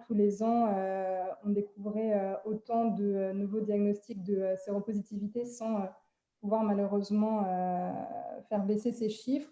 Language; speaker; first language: French; native; French